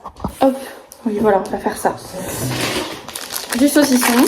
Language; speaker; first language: French; native; French